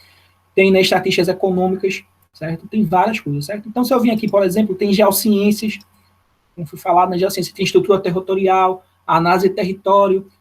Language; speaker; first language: Portuguese; native; Portuguese